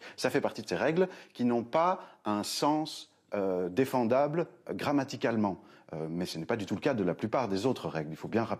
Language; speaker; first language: French; native; French